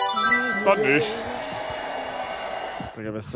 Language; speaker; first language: German; native; German